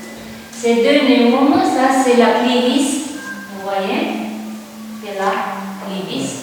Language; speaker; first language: French; non-native, fluent; Italian